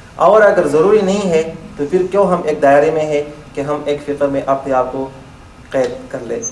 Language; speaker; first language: Urdu; non-native, local second language; Pashto